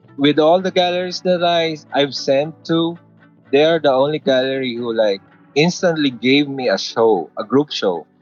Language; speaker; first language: English; non-native, local second language; Filipino